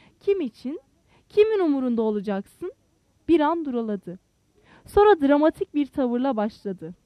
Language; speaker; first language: Turkish; native; Turkish